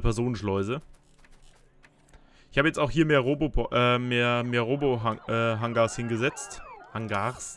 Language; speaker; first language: German; native; German